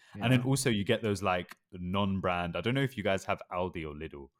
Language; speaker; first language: English; native; English